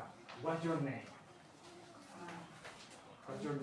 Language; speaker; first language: English; non-native, learner; Spanish